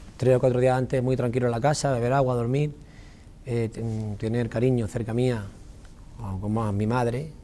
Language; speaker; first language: Spanish; native; Spanish